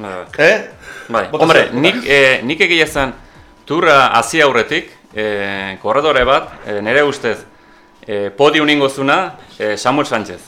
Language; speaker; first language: Basque; native; Basque